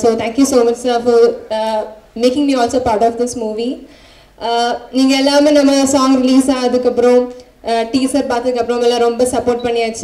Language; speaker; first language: Tamil; non-native, learner; Malayalam